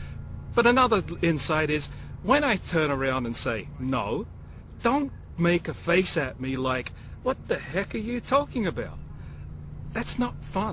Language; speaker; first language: English; native; English